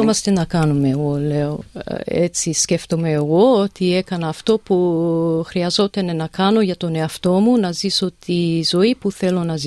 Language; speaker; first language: Greek; early bilingual, heritage; English